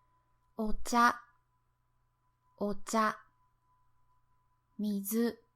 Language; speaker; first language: Japanese; native; Japanese